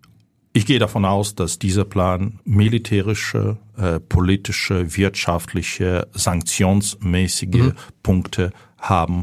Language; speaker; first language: German; non-native, fluent; Ukrainian